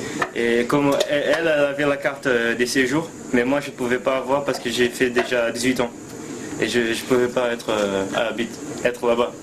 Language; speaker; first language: French; non-native, fluent; Portuguese